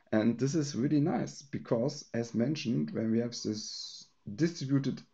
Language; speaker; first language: English; non-native, fluent; German